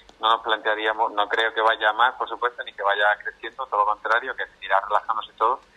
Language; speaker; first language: Spanish; native; Spanish